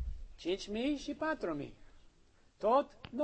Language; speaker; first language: Romanian; non-native, learner; English